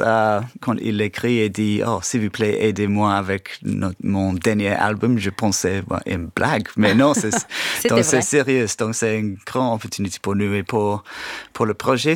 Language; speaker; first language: French; non-native, fluent; English